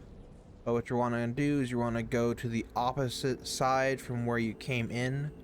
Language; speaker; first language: English; native; English